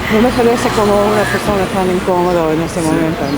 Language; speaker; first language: Spanish; non-native, fluent; English